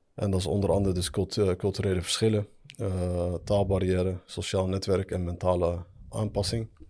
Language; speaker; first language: Dutch; early bilingual, other home language; Arabic